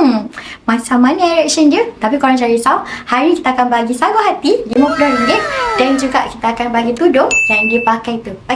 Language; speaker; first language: Malay; native; Malay